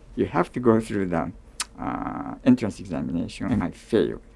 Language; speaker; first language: English; non-native, fluent; Japanese